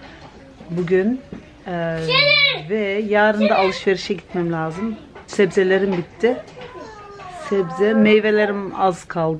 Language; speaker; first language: Turkish; early bilingual, other home language; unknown